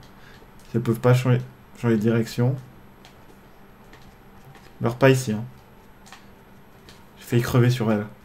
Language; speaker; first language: French; native; French